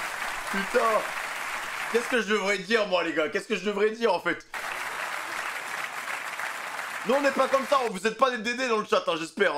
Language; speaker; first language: French; native; French